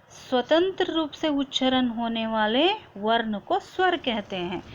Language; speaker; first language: Hindi; non-native, local second language; Kannada